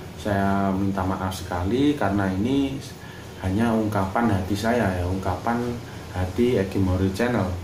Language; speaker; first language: Indonesian; non-native, local second language; Javanese